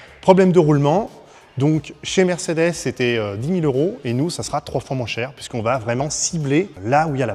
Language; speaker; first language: French; native; French